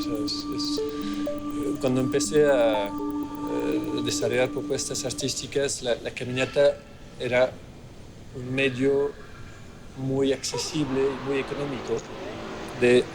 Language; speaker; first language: Spanish; non-native, fluent; Dutch